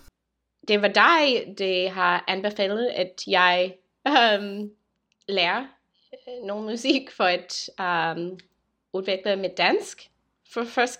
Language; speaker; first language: Danish; non-native, learner; English